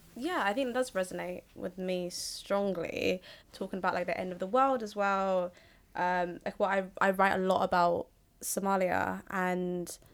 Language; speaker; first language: English; early bilingual, other home language; Somali